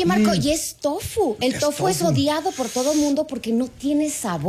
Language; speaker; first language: Spanish; native; Spanish